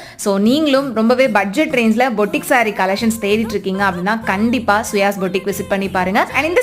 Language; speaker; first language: Tamil; native; Tamil